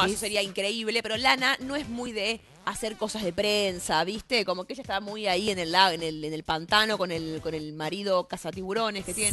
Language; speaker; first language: Spanish; native; Spanish